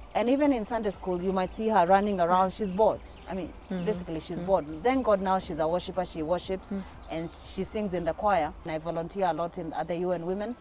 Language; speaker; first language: English; non-native, local second language; Kikuyu